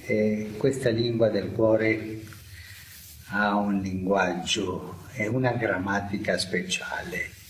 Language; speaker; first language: Italian; non-native, fluent; Spanish